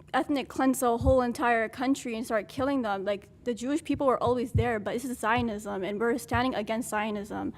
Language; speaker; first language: English; early bilingual, other home language; Arabic